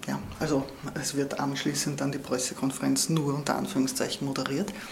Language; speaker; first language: German; native; German